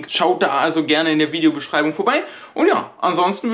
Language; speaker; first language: German; native; German